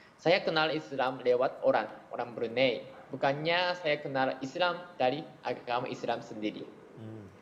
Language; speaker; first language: Malay; non-native, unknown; Japanese